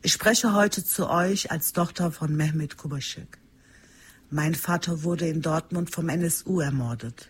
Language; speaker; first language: German; early bilingual, other home language; Turkish